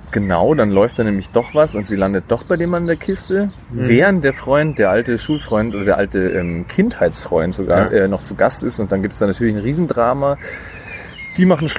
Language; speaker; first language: German; native; German